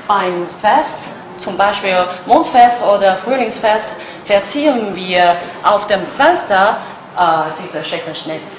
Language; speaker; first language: German; non-native, fluent; Chinese